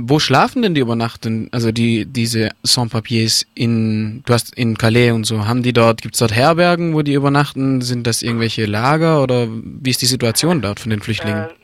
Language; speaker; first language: German; native; German